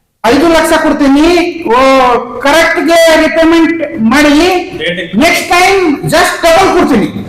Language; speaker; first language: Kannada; non-native, learner; Hindi